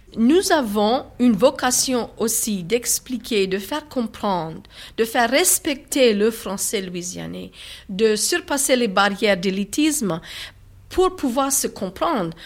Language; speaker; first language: French; native; French